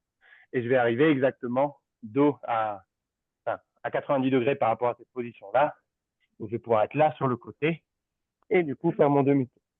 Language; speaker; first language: French; native; French